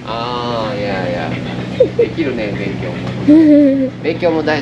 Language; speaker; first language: Vietnamese; non-native, learner; Japanese